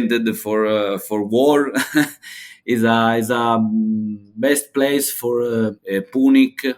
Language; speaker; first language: English; non-native, learner; Italian